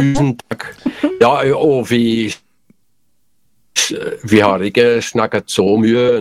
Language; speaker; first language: Norwegian; non-native, learner; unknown